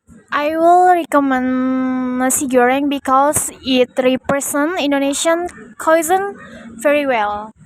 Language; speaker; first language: English; non-native, learner; Indonesian